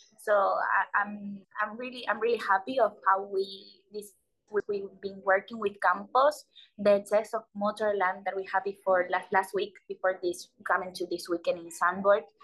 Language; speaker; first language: English; non-native, learner; Spanish